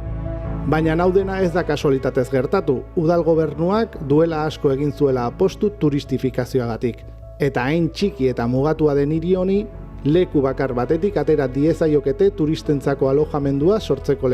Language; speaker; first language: Basque; native; Basque